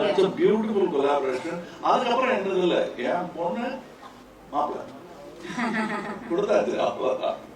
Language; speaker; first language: Tamil; native; Tamil